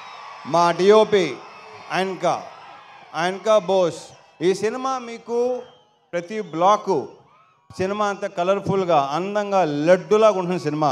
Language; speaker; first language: Telugu; native; Telugu